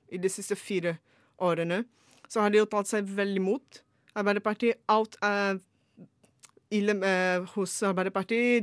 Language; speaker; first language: Norwegian; non-native, fluent; Portuguese